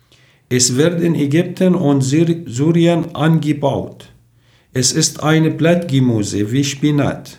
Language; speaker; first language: German; non-native, learner; Arabic